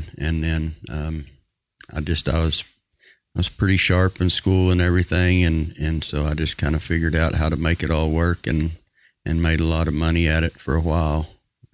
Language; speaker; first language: English; native; English